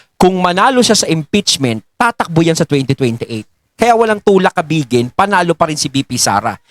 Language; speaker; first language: Filipino; native; Filipino